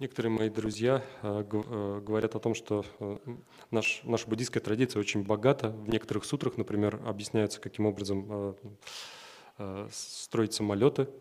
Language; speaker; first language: Russian; native; Russian